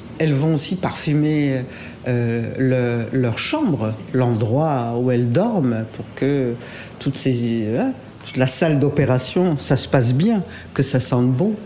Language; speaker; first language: French; non-native, local second language; Rundi